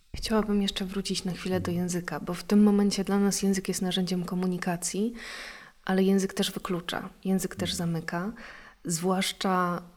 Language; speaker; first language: Polish; native; Polish